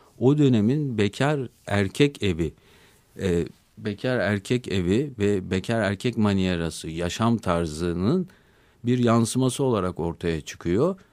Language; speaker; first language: Turkish; native; Turkish